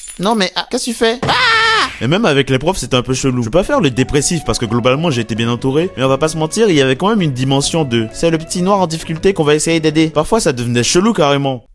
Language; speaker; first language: French; non-native, local second language; Fon